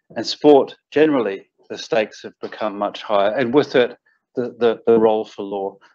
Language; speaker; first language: English; native; English